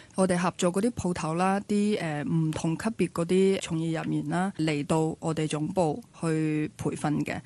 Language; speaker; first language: Cantonese; early bilingual, other home language; Chinese